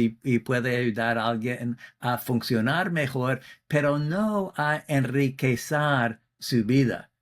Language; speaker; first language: Spanish; non-native, fluent; English